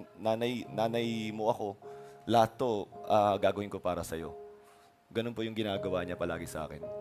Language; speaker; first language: Filipino; native; Filipino